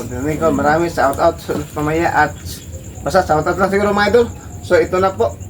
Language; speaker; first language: Filipino; non-native, local second language; Cebuano